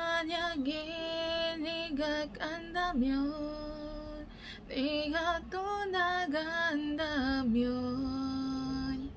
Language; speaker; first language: Korean; non-native, learner; Malay